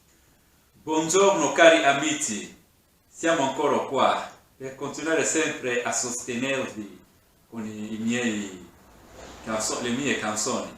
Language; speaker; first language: Italian; non-native, fluent; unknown